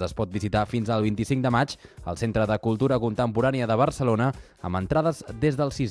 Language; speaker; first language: Catalan; native; Catalan